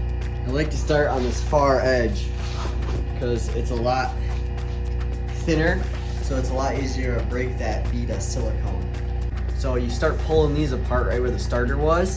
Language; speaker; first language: English; native; English